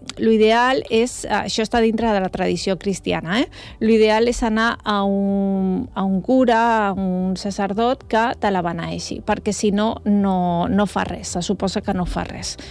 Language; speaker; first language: Catalan; non-native, local second language; Spanish